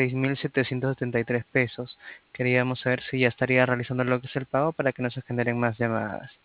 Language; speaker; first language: Spanish; native; Spanish